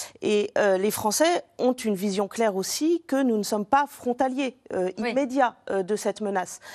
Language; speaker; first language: French; native; French